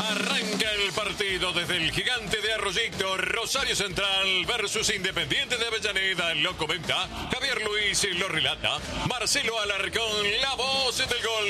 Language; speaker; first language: Spanish; native; Spanish